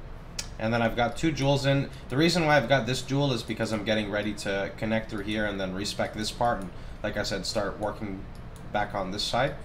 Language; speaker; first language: English; native; English